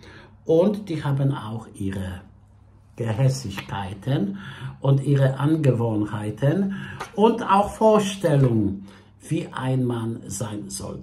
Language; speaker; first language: German; non-native, fluent; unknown